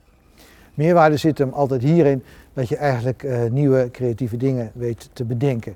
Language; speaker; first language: Dutch; native; Dutch